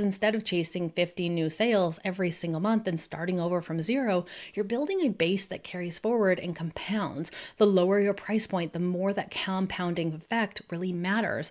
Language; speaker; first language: English; native; English